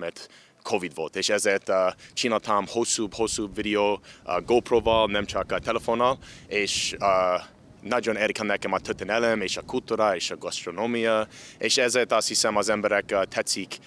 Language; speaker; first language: Hungarian; non-native, learner; English